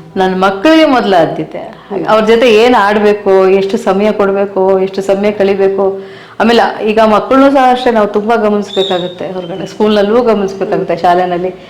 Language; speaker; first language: Kannada; native; Kannada